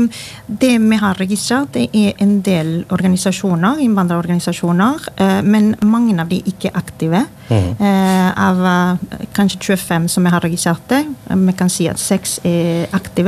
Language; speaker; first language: Norwegian; non-native, fluent; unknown